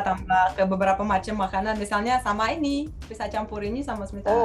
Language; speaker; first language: Indonesian; non-native, fluent; Russian